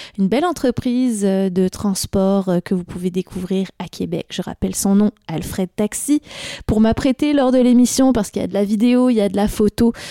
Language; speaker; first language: French; native; French